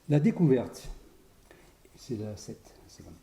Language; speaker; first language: French; native; French